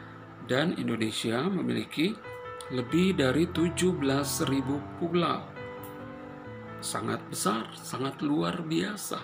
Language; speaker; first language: Indonesian; non-native, fluent; Persian